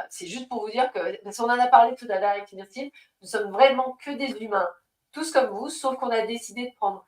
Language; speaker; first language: French; native; French